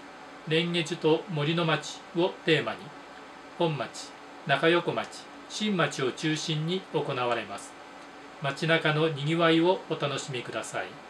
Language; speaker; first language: Japanese; native; Japanese